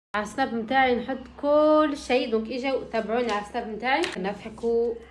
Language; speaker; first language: Arabic; early bilingual, other home language; French